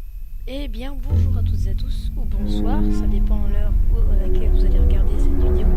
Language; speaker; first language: French; native; French